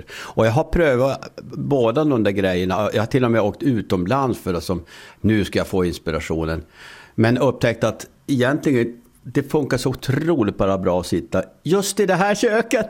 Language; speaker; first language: Swedish; native; Swedish